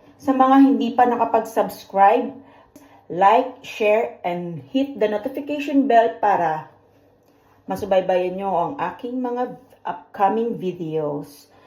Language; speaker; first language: Filipino; non-native, local second language; Cebuano